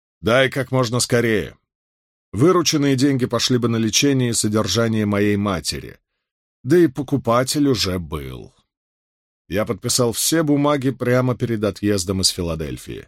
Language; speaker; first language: Russian; native; Russian